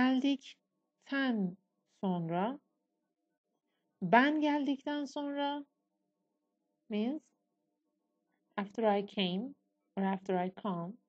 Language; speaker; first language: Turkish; non-native, fluent; Persian